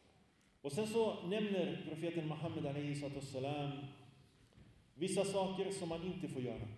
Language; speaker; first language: Swedish; early bilingual, other home language; Arabic